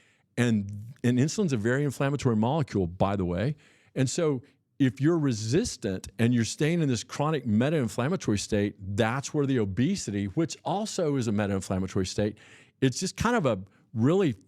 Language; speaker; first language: English; native; English